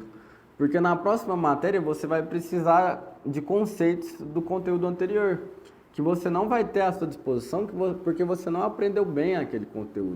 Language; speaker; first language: Portuguese; native; Portuguese